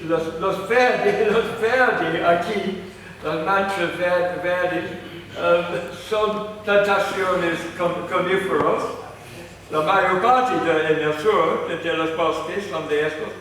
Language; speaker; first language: Spanish; non-native, fluent; English